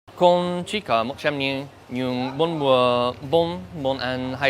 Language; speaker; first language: Vietnamese; non-native, learner; English